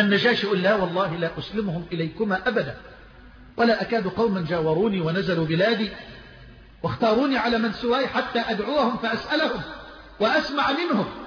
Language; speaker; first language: Arabic; native; Arabic